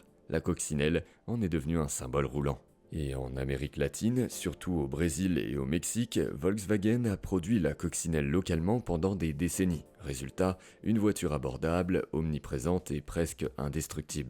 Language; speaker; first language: French; native; French